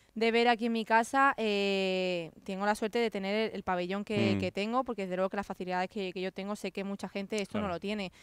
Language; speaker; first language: Spanish; native; Spanish